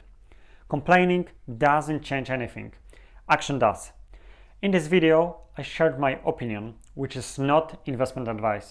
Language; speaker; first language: English; non-native, fluent; Polish